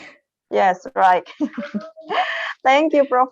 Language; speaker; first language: English; non-native, learner; Indonesian